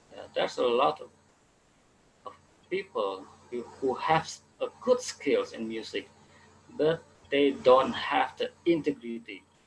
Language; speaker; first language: English; non-native, fluent; Indonesian